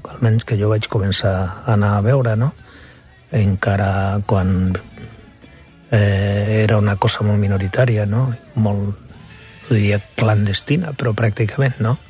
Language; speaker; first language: Catalan; non-native, local second language; Spanish